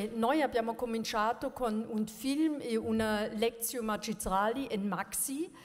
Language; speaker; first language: Italian; non-native, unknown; German